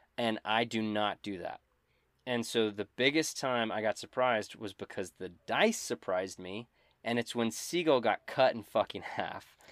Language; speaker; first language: English; native; English